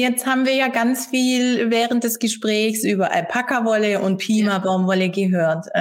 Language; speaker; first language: German; native; German